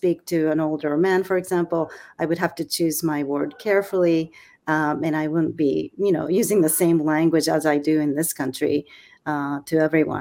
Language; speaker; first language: English; non-native, fluent; Japanese